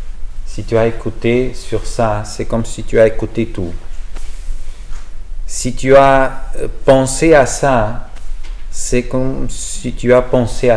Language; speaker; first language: French; non-native, learner; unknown